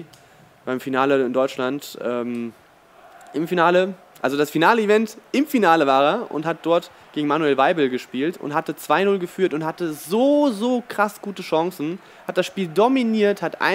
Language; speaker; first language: German; native; German